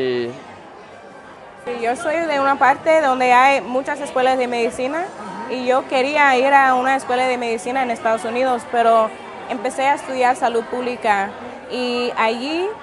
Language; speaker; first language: Spanish; non-native, fluent; English